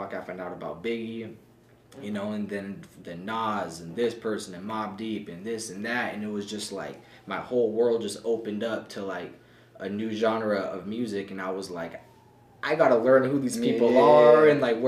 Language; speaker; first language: English; native; English